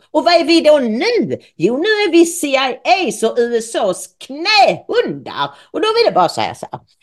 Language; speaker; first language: Swedish; native; Swedish